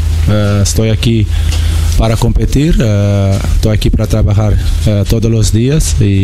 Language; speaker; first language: Spanish; non-native, learner; Portuguese